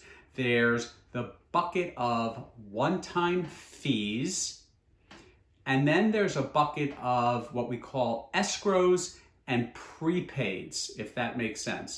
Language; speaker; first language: English; native; English